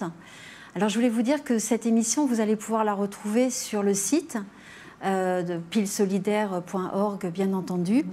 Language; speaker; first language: French; native; French